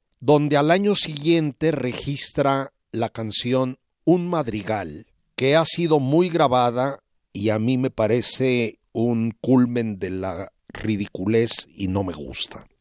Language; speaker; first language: Spanish; native; Spanish